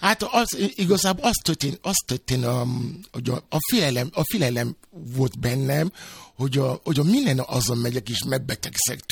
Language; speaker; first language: Hungarian; non-native, fluent; Yoruba